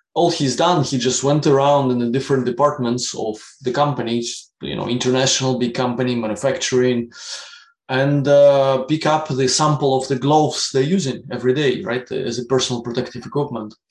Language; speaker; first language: English; non-native, fluent; Russian